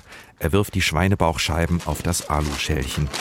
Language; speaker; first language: German; native; German